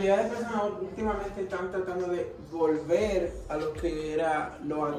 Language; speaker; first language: Spanish; native; Spanish